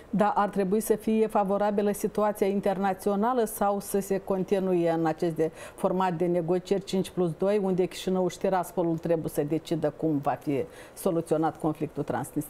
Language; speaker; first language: Romanian; native; Romanian